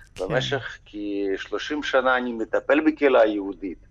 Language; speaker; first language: Hebrew; early bilingual, other home language; Ukrainian